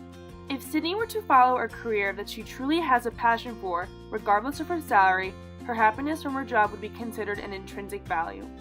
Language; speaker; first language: English; native; English